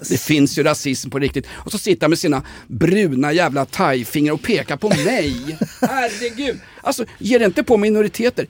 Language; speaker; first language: Swedish; native; Swedish